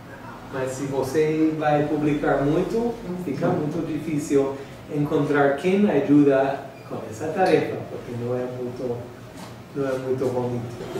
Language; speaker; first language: Portuguese; non-native, fluent; English